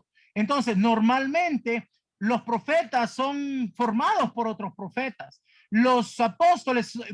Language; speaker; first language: Spanish; native; Spanish